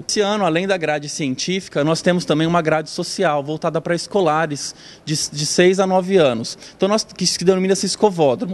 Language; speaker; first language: Portuguese; native; Portuguese